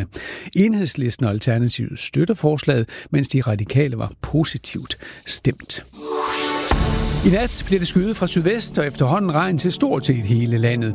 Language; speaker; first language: Danish; native; Danish